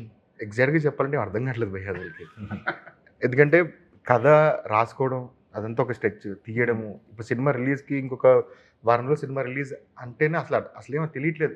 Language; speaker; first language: Telugu; native; Telugu